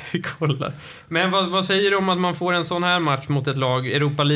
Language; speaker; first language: Swedish; native; Swedish